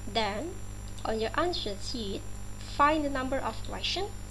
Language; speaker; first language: English; non-native, fluent; Indonesian